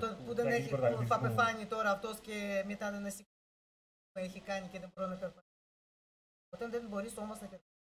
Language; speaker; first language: Greek; non-native, learner; Russian